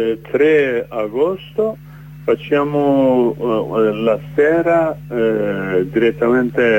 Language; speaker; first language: Italian; non-native, learner; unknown